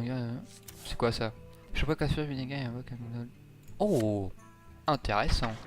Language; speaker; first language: French; native; French